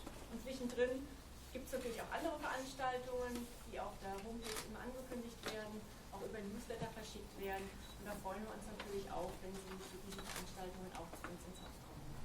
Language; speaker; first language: German; native; German